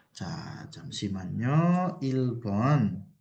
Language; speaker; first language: Korean; non-native, fluent; Indonesian